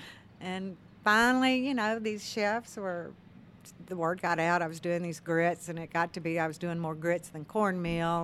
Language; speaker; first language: English; native; English